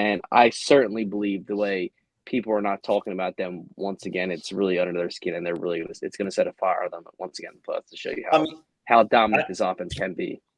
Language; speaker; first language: English; native; English